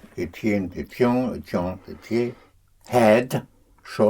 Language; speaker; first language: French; non-native, fluent; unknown